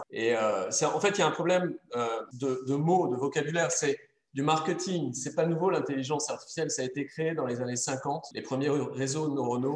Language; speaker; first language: French; native; French